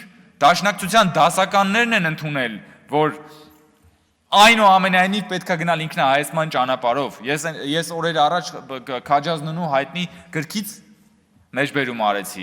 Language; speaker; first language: Armenian; native; Armenian